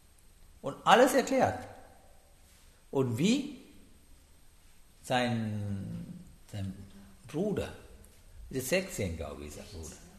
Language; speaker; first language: German; non-native, learner; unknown